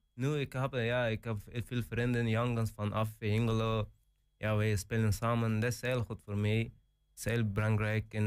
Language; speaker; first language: Dutch; non-native, learner; Persian